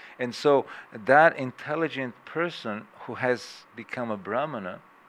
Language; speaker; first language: English; non-native, fluent; Portuguese